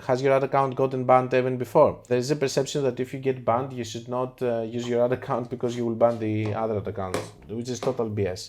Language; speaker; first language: English; non-native, fluent; Greek